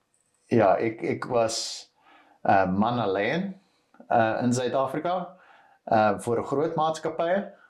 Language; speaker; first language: Dutch; non-native, learner; Afrikaans